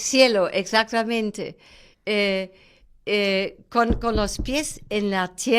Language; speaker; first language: Spanish; non-native, fluent; German